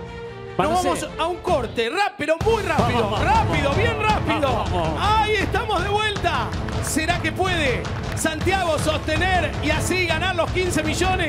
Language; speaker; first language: Spanish; native; Spanish